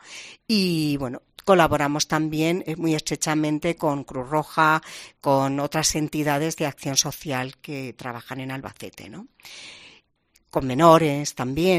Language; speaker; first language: Spanish; native; Spanish